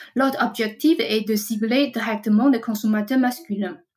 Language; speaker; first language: French; non-native, fluent; Chinese